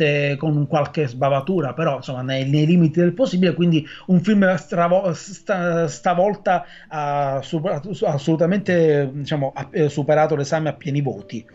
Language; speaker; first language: Italian; native; Italian